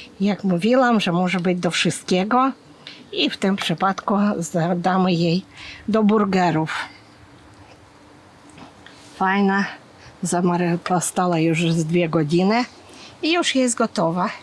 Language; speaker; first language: Polish; non-native, fluent; Ukrainian